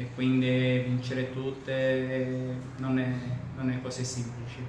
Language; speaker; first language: Italian; non-native, fluent; Portuguese